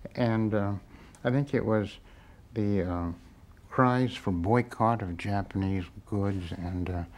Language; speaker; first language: English; native; English